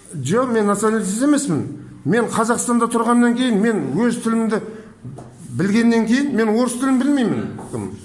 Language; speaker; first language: Kazakh; native; Kazakh